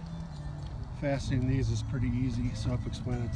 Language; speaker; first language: English; native; English